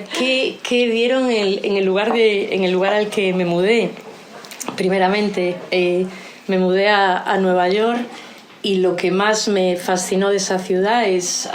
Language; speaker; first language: Spanish; native; Spanish